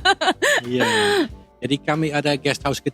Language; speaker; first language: Indonesian; non-native, fluent; Dutch